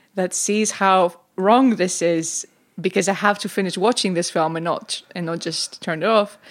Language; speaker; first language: English; non-native, fluent; Greek